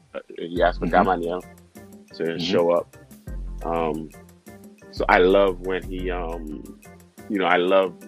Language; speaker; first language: English; non-native, fluent; Haitian Creole